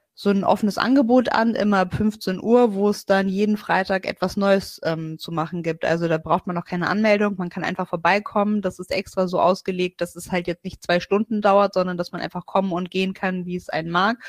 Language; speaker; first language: German; native; German